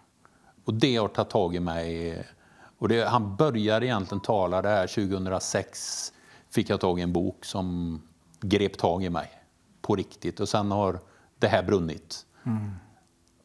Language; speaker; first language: Swedish; native; Swedish